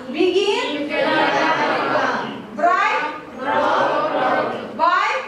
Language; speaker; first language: English; non-native, learner; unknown